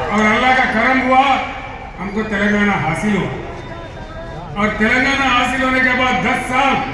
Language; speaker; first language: Hindi; non-native, local second language; Telugu